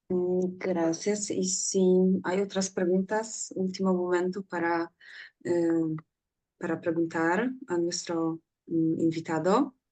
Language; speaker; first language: Spanish; non-native, learner; Polish